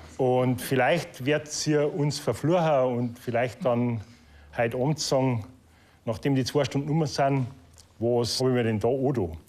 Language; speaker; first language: German; native; German